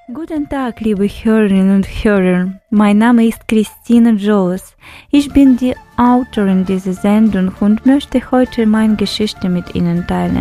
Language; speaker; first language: German; non-native, fluent; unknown